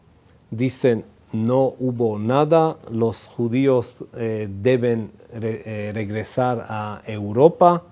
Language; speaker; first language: Spanish; non-native, fluent; Hebrew